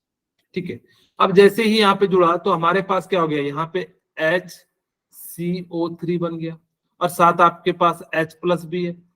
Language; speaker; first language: Hindi; native; Hindi